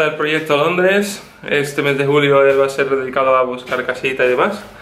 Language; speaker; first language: Spanish; native; Spanish